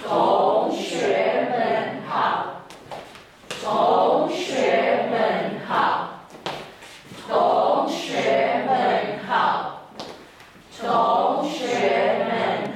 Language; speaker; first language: Chinese; non-native, learner; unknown